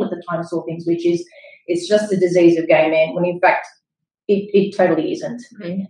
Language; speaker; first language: English; native; English